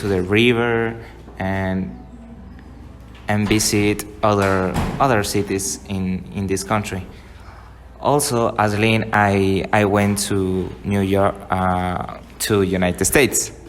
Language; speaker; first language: English; non-native, learner; Spanish